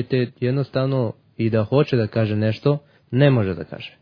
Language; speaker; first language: Serbian; early bilingual, heritage; Serbian